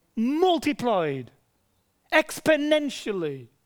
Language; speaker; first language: English; native; English